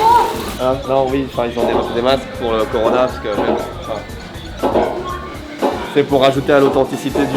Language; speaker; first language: French; native; French